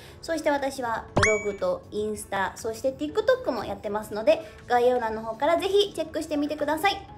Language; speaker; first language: Japanese; native; Japanese